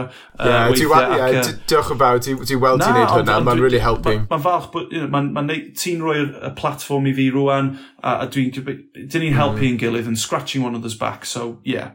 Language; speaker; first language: Welsh; non-native, local second language; English